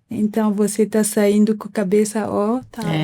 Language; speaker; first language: Portuguese; non-native, fluent; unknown